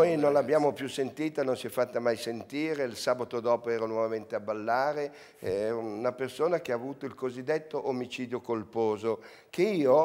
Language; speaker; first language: Italian; native; Italian